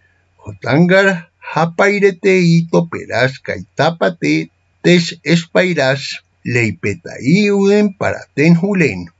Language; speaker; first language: Greek; non-native, fluent; Spanish